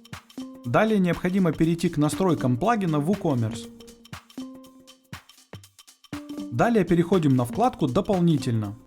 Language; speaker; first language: Russian; native; Russian